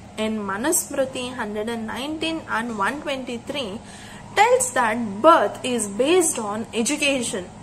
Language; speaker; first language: English; non-native, local second language; Kannada